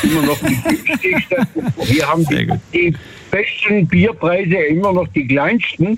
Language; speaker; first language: German; native; German